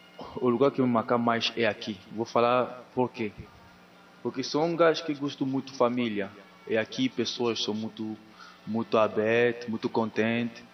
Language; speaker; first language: Portuguese; non-native, learner; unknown